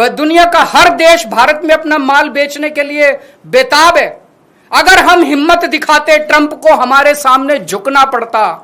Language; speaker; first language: Hindi; native; Hindi